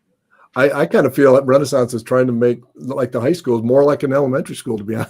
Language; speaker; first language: English; native; English